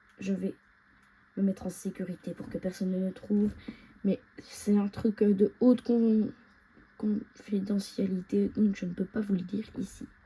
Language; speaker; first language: French; native; French